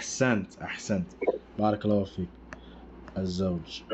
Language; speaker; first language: Arabic; non-native, fluent; English